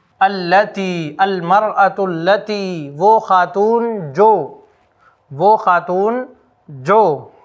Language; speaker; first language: Urdu; native; Urdu